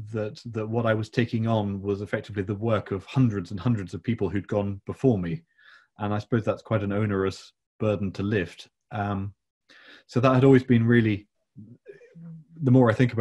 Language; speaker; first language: English; native; English